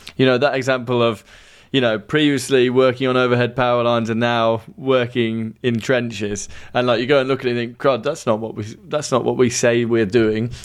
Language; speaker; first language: English; native; English